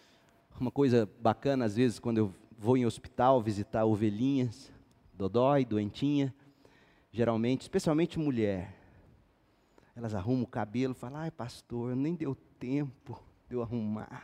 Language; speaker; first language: Portuguese; native; Portuguese